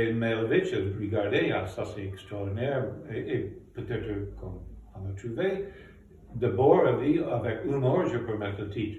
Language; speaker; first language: French; non-native, fluent; English